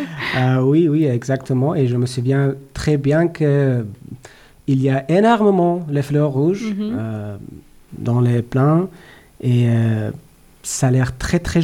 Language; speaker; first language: French; non-native, learner; Persian